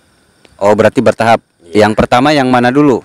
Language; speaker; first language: Indonesian; native; Indonesian